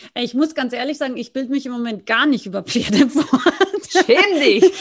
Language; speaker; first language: German; native; German